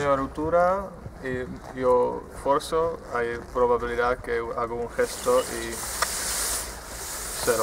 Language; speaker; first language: Spanish; non-native, fluent; Czech